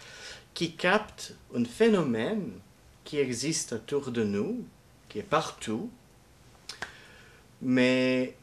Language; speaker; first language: French; non-native, learner; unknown